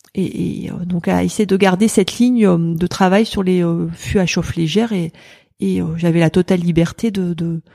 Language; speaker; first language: French; native; French